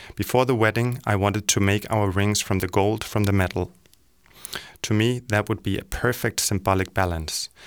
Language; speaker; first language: English; non-native, fluent; Danish